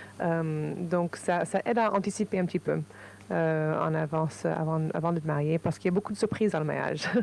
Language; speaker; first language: French; non-native, fluent; English